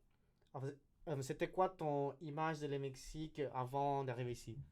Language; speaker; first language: French; non-native, learner; Spanish